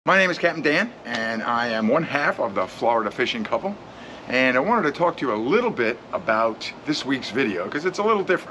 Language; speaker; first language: English; native; English